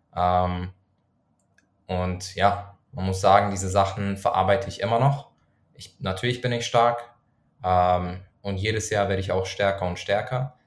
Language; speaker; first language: German; non-native, fluent; Persian